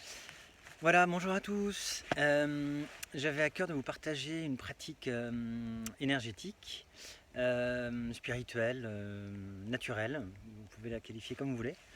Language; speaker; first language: French; native; French